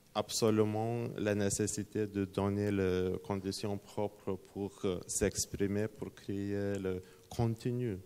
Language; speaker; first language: French; non-native, fluent; Lithuanian